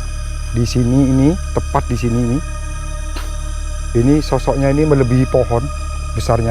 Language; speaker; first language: Indonesian; non-native, local second language; Javanese